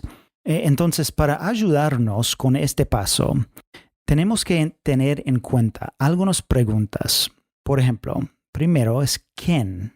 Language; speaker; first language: Spanish; non-native, fluent; English